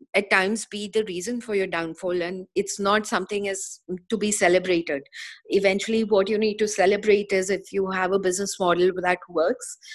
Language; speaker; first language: English; non-native, local second language; Hindi